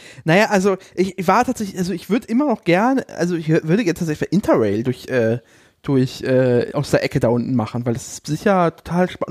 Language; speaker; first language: German; native; German